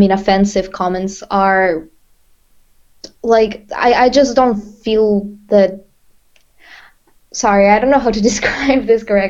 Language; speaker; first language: English; non-native, fluent; Russian